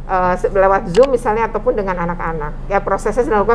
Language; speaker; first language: Indonesian; native; Indonesian